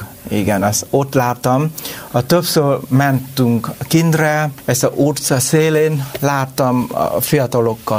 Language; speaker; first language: Hungarian; non-native, learner; Vietnamese